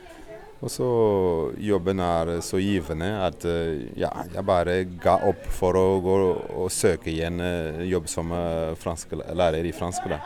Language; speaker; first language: Swedish; non-native, fluent; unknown